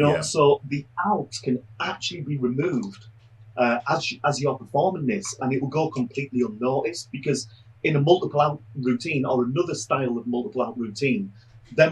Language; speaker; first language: English; native; English